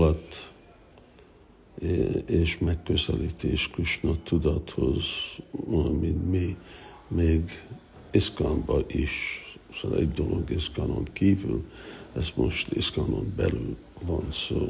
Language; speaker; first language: Hungarian; early bilingual, heritage; Hungarian